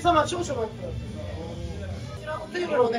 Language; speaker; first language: Japanese; non-native, learner; Korean